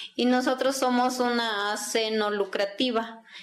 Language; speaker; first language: Spanish; non-native, local second language; Tzeltal